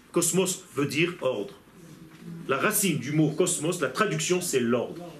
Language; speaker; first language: French; non-native, fluent; Hebrew